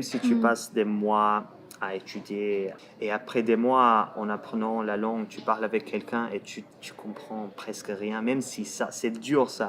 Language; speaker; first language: French; non-native, fluent; Portuguese